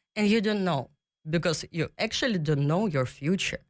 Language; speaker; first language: English; non-native, learner; Ukrainian